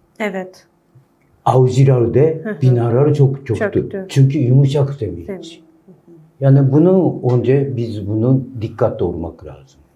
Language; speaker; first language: Turkish; non-native, learner; Japanese